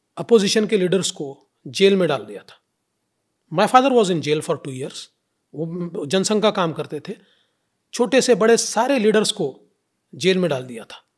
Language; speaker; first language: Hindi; non-native, local second language; Marathi